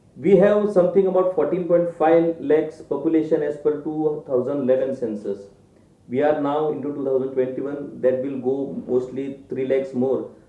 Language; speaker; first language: English; non-native, local second language; Marathi